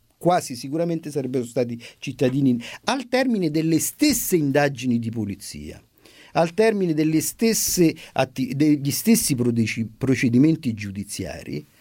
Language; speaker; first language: Italian; native; Italian